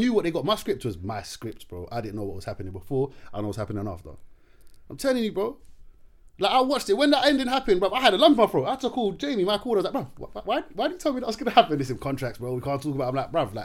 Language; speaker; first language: English; non-native, local second language; Arabic